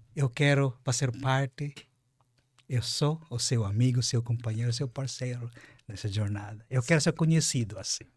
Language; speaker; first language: Portuguese; non-native, fluent; Filipino